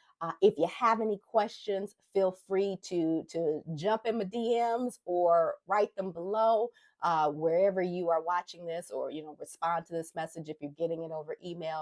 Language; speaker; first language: English; native; English